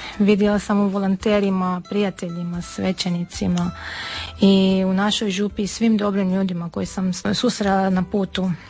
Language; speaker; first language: Serbian; non-native, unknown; Armenian